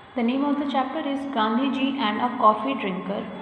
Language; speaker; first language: English; non-native, local second language; Hindi